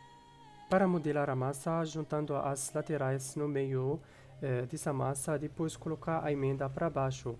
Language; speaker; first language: Portuguese; non-native, fluent; Arabic